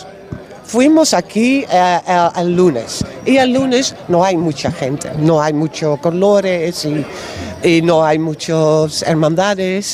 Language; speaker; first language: Spanish; non-native, learner; Dutch